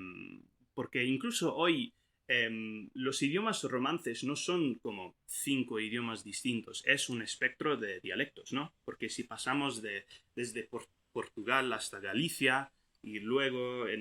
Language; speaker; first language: Spanish; non-native, fluent; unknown